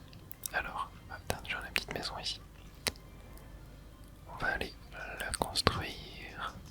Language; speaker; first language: French; native; French